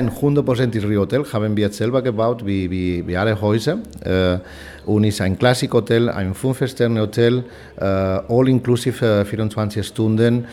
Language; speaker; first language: German; non-native, fluent; Spanish